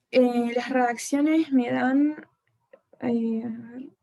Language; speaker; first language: Spanish; native; Spanish